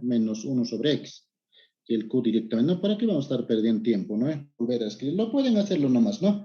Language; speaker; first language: Spanish; native; Spanish